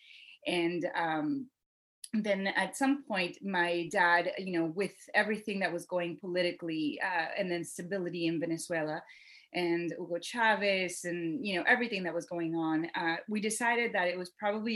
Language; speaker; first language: English; non-native, fluent; Spanish